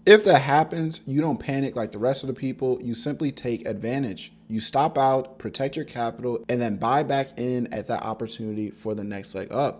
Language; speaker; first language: English; native; English